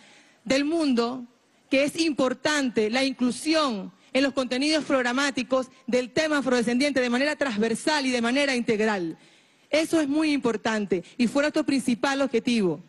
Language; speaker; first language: Spanish; native; Spanish